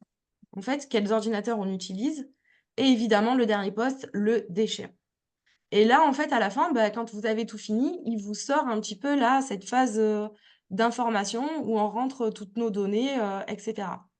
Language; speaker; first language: French; native; French